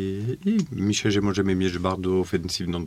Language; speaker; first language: Polish; non-native, fluent; French